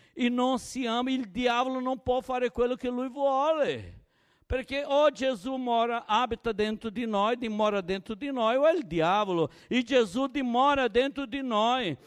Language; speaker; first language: Italian; non-native, fluent; Portuguese